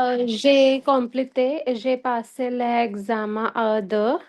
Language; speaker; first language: French; non-native, learner; Hindi